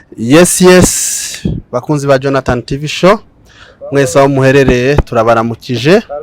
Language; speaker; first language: Kinyarwanda; native; Kinyarwanda